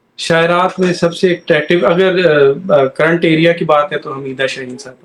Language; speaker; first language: Urdu; non-native, local second language; Punjabi